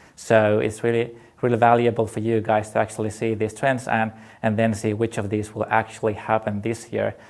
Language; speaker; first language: English; non-native, fluent; Finnish